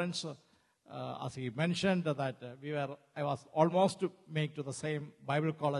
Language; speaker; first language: English; non-native, local second language; Malayalam